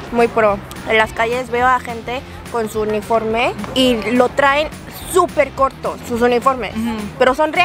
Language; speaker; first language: Spanish; early bilingual, other home language; Korean